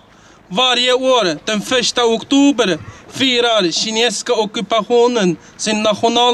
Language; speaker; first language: Swedish; non-native, fluent; Uyghur